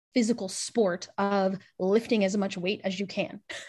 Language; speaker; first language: English; native; English